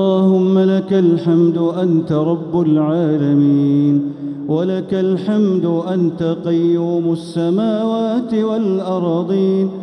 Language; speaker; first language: Arabic; native; Arabic